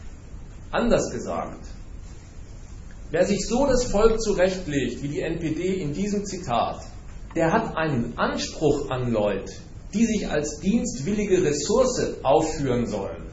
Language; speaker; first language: German; native; German